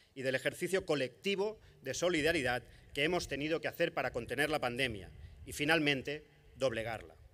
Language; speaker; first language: Spanish; non-native, local second language; Catalan